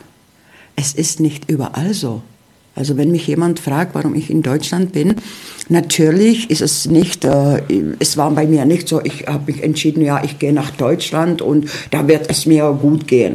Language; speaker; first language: German; early bilingual, heritage; Czech